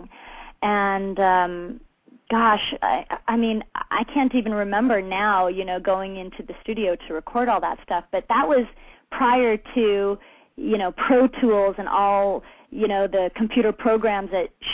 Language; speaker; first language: English; native; English